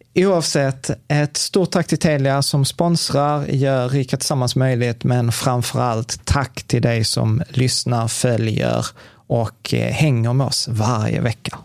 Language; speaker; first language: Swedish; native; Swedish